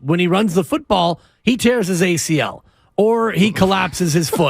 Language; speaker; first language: English; native; English